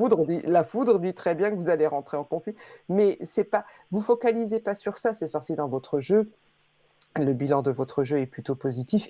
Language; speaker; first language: French; native; French